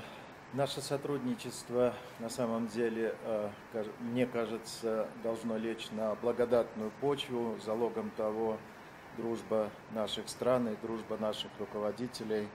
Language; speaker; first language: Russian; native; Russian